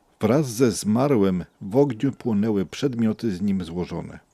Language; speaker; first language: Polish; native; Polish